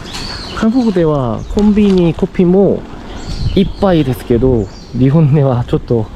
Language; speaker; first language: Japanese; non-native, learner; Korean